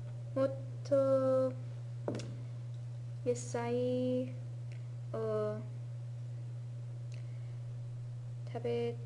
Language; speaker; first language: Japanese; non-native, learner; English